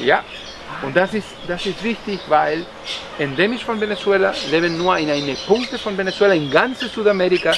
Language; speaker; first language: German; non-native, fluent; Spanish